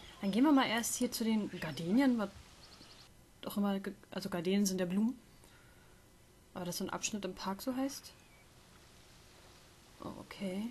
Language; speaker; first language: German; native; German